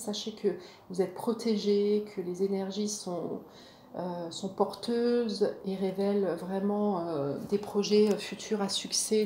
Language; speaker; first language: French; native; French